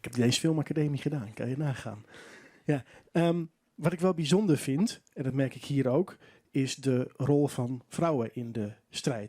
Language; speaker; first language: Dutch; non-native, local second language; Western Frisian